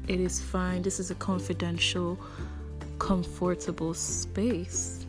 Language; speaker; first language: English; non-native, local second language; Igbo